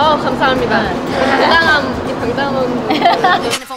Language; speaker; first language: Korean; non-native, fluent; Thai